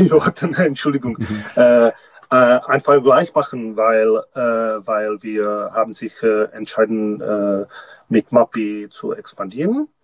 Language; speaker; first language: German; non-native, learner; Czech